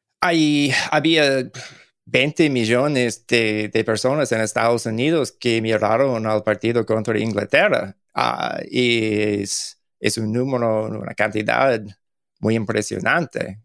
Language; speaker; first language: Spanish; non-native, learner; English